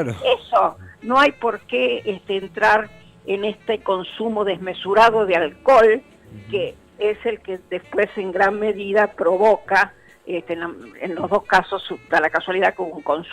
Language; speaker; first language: Spanish; native; Spanish